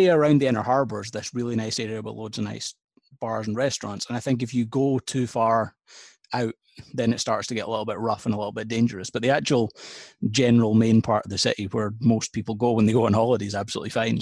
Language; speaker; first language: English; native; English